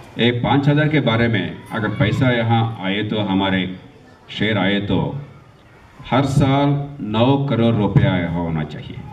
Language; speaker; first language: Hindi; non-native, local second language; Marathi